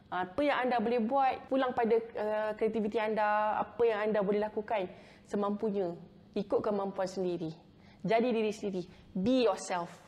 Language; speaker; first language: Malay; native; Malay